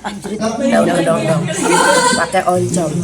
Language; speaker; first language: Indonesian; native; Indonesian